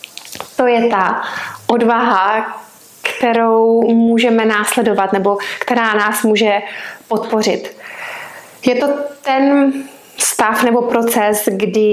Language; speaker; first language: Czech; native; Czech